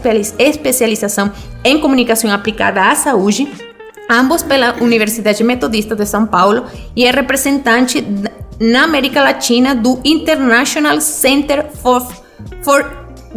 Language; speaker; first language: Portuguese; non-native, fluent; Spanish